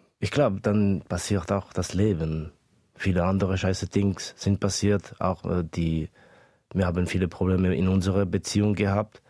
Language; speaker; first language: German; early bilingual, other home language; Estonian